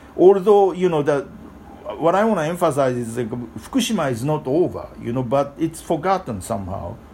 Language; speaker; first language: English; non-native, fluent; Japanese